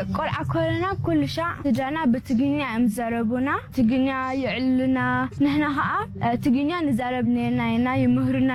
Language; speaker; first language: Tigrinya; early bilingual, heritage; Tigrinya